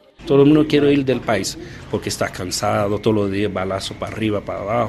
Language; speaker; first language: Spanish; non-native, learner; Haitian Creole